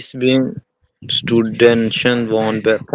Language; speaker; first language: German; non-native, learner; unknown